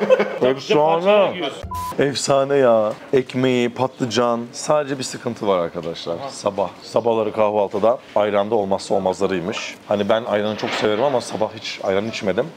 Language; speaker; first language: Turkish; native; Turkish